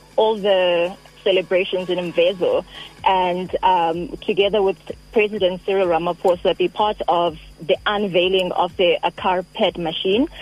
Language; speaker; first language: English; non-native, local second language; Xhosa